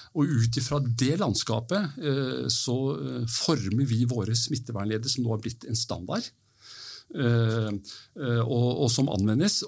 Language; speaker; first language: Norwegian; early bilingual, heritage; Norwegian